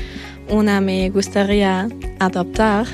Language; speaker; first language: Spanish; non-native, fluent; German